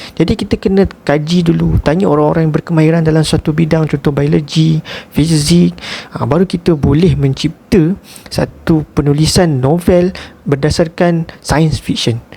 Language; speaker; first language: Malay; native; Malay